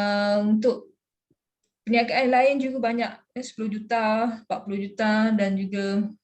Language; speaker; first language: Malay; native; Malay